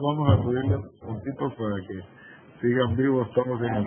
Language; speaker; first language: Spanish; native; Spanish